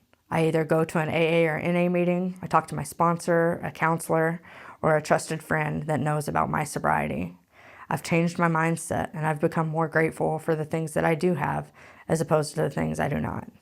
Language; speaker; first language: English; native; English